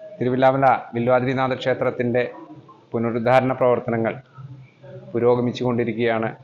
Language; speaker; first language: Malayalam; native; Malayalam